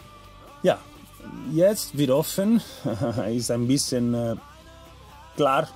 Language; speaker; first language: German; non-native, learner; Italian